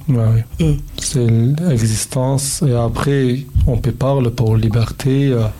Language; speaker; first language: French; non-native, learner; Kurdish